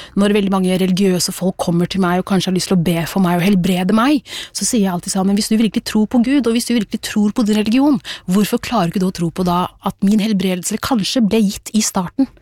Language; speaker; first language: Norwegian; early bilingual, other home language; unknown